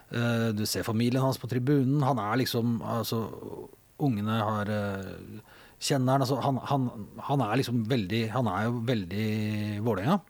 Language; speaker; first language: Norwegian; native; Norwegian